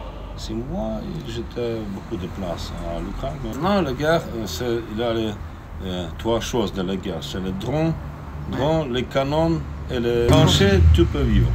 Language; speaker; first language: French; non-native, learner; Ukrainian